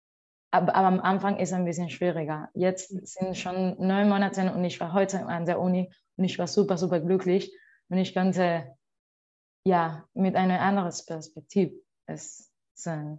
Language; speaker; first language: German; non-native, learner; Spanish